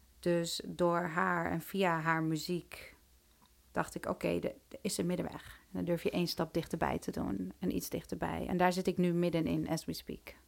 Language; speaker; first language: Dutch; early bilingual, other home language; Turkish